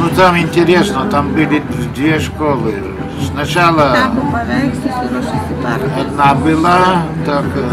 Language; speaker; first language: Russian; non-native, local second language; Lithuanian